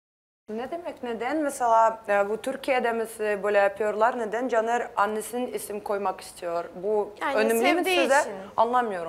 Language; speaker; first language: Turkish; non-native, learner; Russian